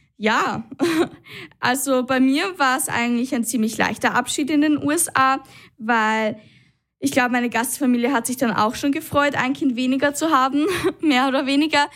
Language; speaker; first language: German; native; German